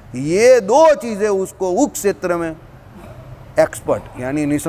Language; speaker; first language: Hindi; non-native, local second language; Gujarati